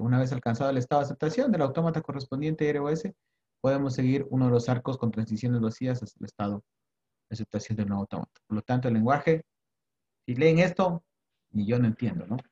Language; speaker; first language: Spanish; native; Spanish